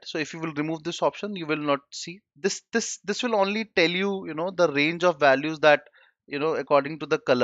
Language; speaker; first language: English; non-native, local second language; Hindi